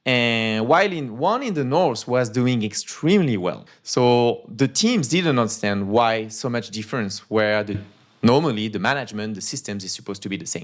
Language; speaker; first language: English; non-native, fluent; French